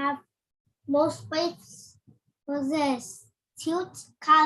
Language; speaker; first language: English; non-native, learner; Vietnamese